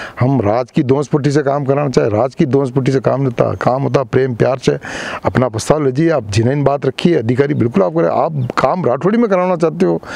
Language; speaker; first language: Hindi; native; Hindi